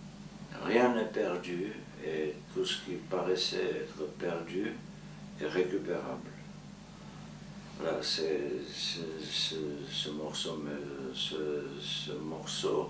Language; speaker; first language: French; non-native, fluent; Georgian